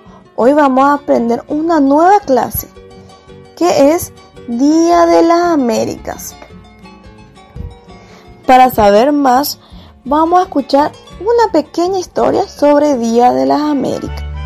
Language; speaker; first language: Spanish; native; Spanish